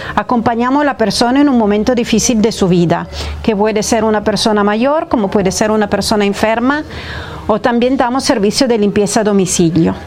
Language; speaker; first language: Spanish; non-native, fluent; Italian